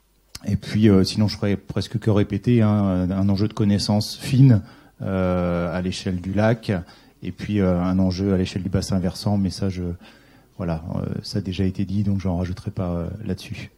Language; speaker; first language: French; native; French